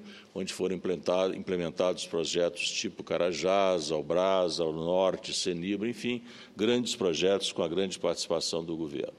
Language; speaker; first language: Portuguese; native; Portuguese